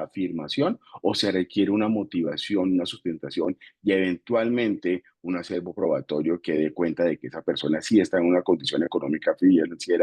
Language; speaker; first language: Spanish; native; Spanish